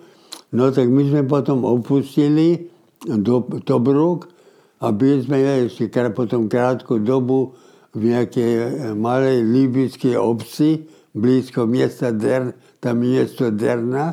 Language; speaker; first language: Czech; early bilingual, heritage; Czech